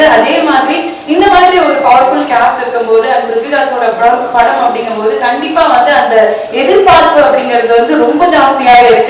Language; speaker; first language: Tamil; native; Tamil